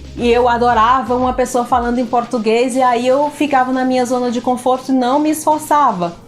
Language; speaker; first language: Portuguese; native; Portuguese